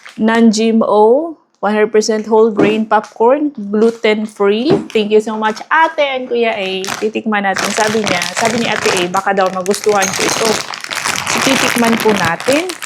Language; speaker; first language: Filipino; non-native, local second language; Cebuano